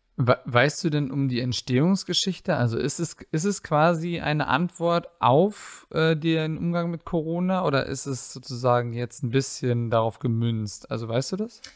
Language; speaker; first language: German; native; German